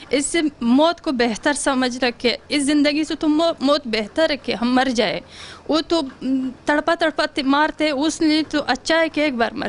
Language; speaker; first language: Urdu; non-native, learner; Pashto